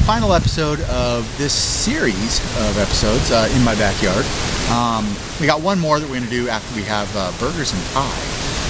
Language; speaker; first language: English; native; English